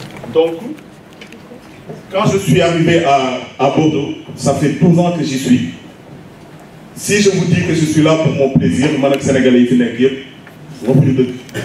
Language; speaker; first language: French; non-native, local second language; Wolof